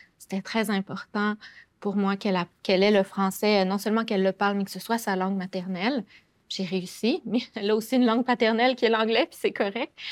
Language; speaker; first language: French; native; French